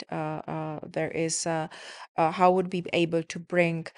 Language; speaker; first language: English; non-native, fluent; Czech